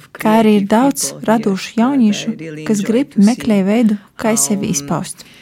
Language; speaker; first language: Latvian; non-native, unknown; Portuguese